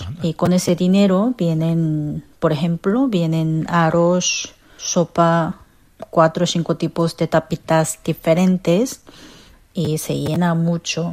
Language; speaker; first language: Spanish; non-native, fluent; Korean